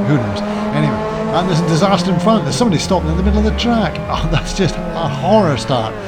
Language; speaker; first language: English; native; English